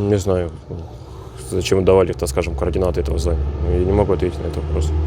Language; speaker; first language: Russian; native; Russian